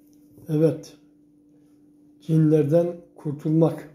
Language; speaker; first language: Turkish; native; Turkish